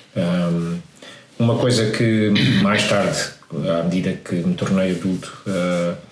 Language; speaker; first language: Portuguese; native; Portuguese